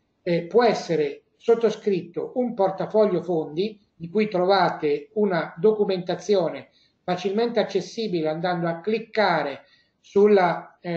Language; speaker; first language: Italian; native; Italian